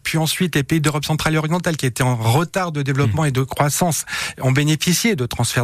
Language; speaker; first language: French; native; French